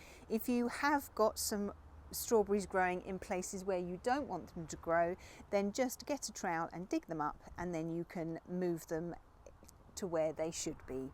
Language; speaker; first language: English; native; English